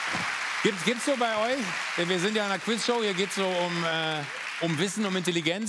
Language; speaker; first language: German; native; German